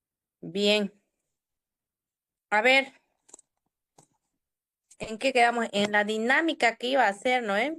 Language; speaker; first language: Spanish; native; Spanish